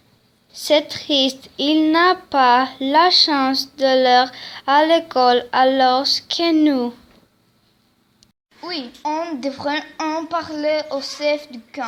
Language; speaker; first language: French; non-native, learner; Greek